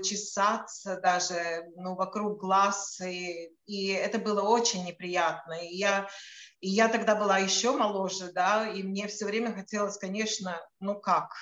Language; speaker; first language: Russian; non-native, local second language; Latvian